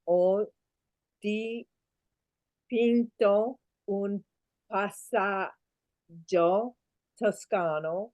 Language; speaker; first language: Italian; non-native, learner; English